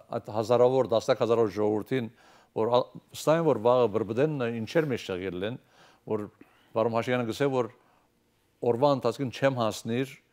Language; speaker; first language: Armenian; early bilingual, heritage; Armenian